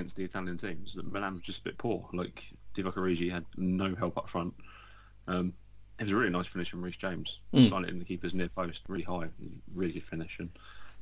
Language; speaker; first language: English; native; English